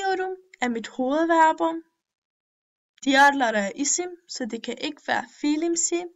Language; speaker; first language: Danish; early bilingual, other home language; Turkish